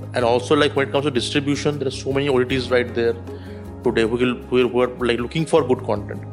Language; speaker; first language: English; non-native, local second language; Bangla